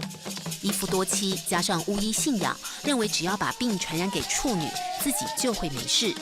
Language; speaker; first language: Chinese; native; Chinese